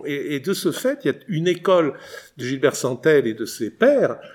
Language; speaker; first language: French; native; French